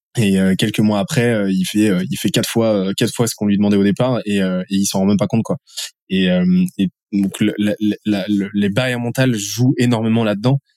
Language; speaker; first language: French; native; French